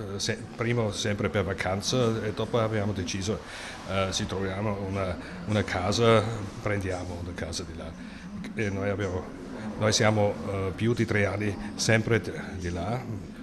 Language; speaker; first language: Italian; non-native, learner; German